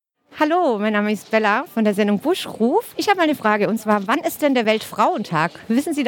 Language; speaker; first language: German; native; German